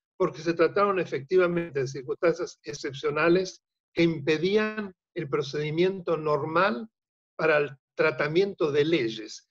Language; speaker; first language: Spanish; native; Spanish